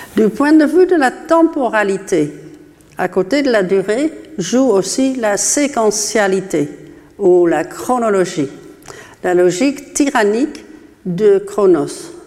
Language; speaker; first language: French; non-native, fluent; Dutch